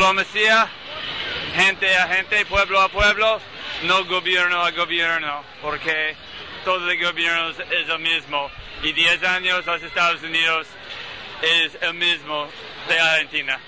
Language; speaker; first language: Spanish; non-native, learner; English